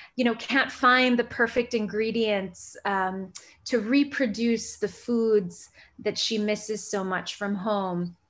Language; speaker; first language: English; early bilingual, other home language; Gujarati